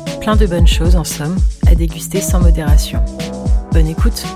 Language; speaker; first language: French; native; French